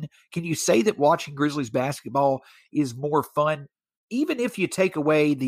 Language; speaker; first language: English; native; English